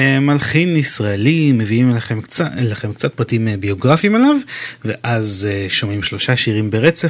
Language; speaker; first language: Hebrew; native; Hebrew